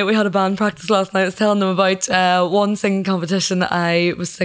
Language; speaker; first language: English; native; English